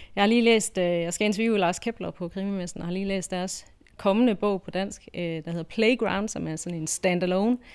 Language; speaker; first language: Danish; native; Danish